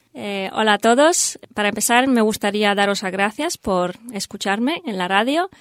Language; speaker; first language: Spanish; non-native, learner; Polish